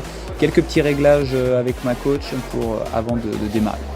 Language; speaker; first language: French; native; French